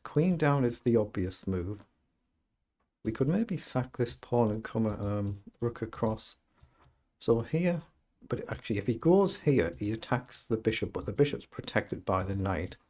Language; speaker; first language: English; native; English